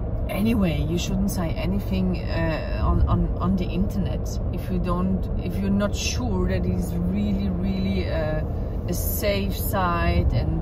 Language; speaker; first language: English; non-native, fluent; German